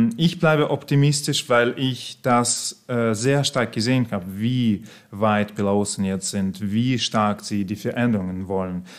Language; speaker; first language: German; non-native, fluent; Russian